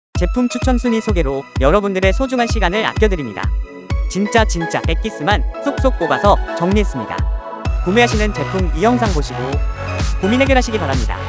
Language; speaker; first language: Korean; native; Korean